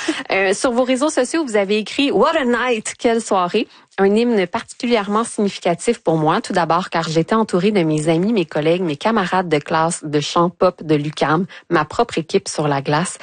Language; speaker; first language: French; native; French